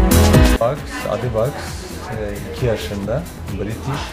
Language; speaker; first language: Turkish; non-native, fluent; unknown